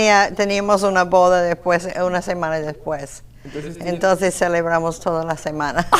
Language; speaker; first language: Spanish; non-native, fluent; English